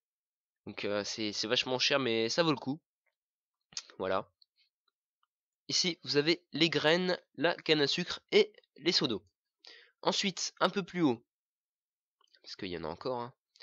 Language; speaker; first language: French; native; French